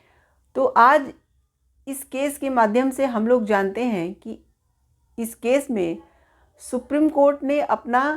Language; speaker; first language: Hindi; native; Hindi